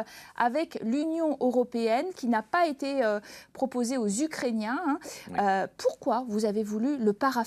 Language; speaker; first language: French; native; French